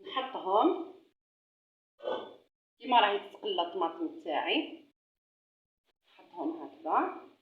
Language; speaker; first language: Arabic; native; Arabic